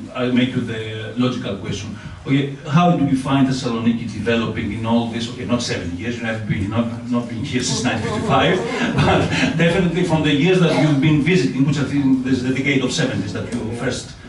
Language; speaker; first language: English; non-native, fluent; Greek